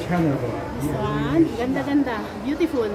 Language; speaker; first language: English; non-native, local second language; Filipino